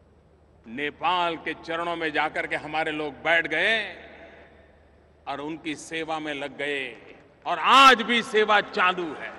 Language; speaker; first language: Hindi; non-native, local second language; Gujarati